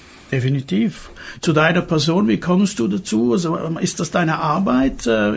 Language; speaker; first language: German; native; German